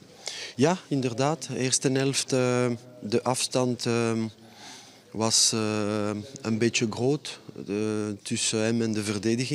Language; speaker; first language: Dutch; non-native, fluent; French